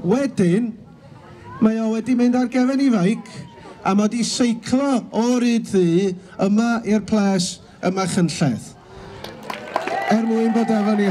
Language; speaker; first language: Welsh; native; Welsh